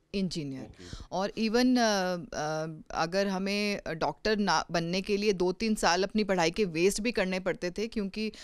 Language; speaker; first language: Hindi; native; Hindi